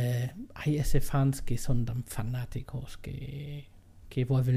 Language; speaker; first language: Spanish; non-native, learner; German